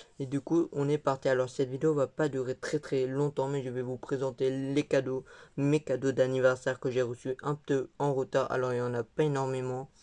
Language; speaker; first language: French; native; French